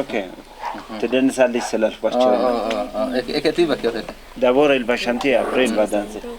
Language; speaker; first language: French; non-native, fluent; Amharic